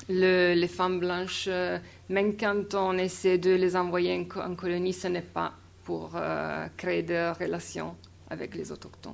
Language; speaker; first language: French; non-native, fluent; Italian